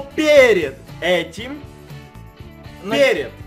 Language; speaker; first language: Russian; native; Russian